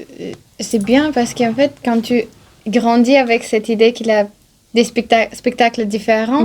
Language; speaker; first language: French; non-native, fluent; Bulgarian